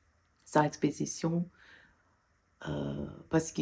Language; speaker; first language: French; non-native, learner; English